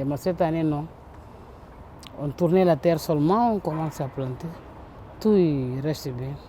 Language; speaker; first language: French; non-native, learner; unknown